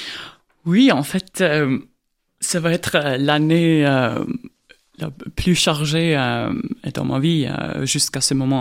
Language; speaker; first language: French; non-native, fluent; Estonian